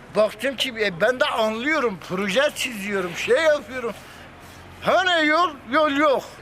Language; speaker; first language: Turkish; native; Turkish